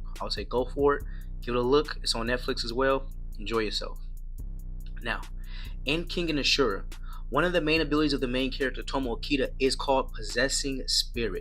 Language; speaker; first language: English; native; English